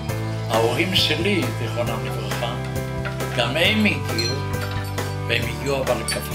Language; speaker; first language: Hebrew; non-native, fluent; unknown